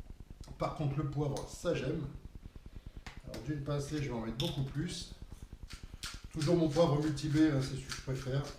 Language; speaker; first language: French; native; French